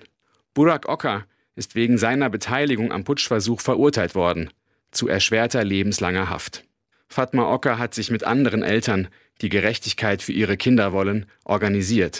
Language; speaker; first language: German; native; German